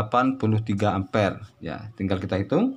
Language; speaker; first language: Indonesian; native; Indonesian